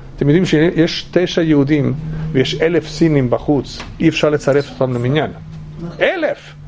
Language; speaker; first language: Hebrew; non-native, fluent; English